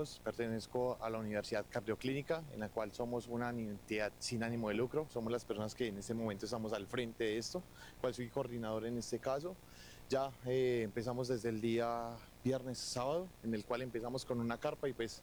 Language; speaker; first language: Spanish; native; Spanish